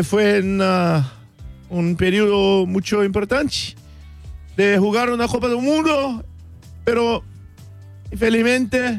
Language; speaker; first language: Portuguese; non-native, learner; Spanish